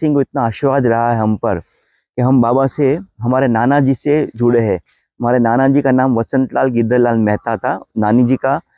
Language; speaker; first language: Hindi; non-native, local second language; Gujarati